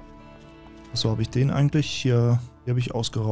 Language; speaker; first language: German; native; German